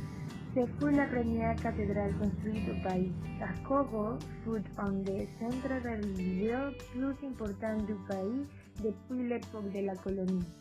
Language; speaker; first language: French; non-native, learner; Spanish